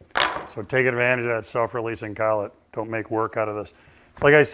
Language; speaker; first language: English; native; English